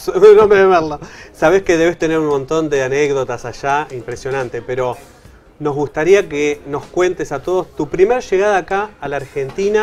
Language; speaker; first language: Spanish; native; Spanish